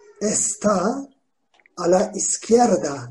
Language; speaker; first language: Spanish; non-native, fluent; Turkish